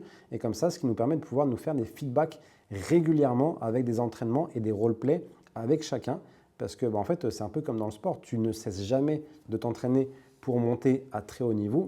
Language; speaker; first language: French; native; French